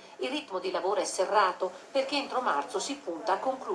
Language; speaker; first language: Italian; native; Italian